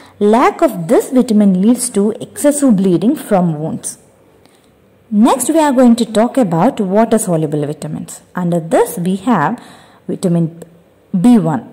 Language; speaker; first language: English; non-native, local second language; Telugu